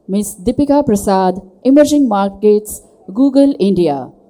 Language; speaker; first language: English; non-native, local second language; Gujarati